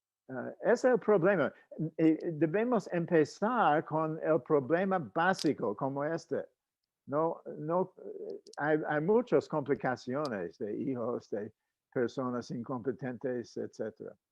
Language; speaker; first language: Spanish; non-native, fluent; English